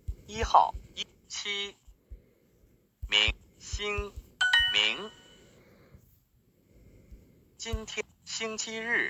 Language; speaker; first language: Chinese; non-native, learner; English